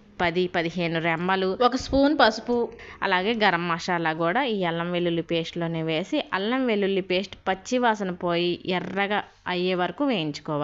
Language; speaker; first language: Telugu; native; Telugu